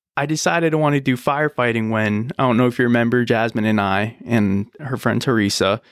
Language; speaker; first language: English; native; English